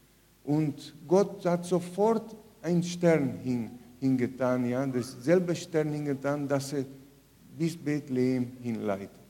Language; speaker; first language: German; non-native, fluent; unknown